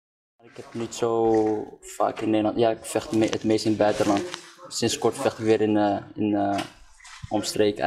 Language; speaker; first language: Dutch; early bilingual, other home language; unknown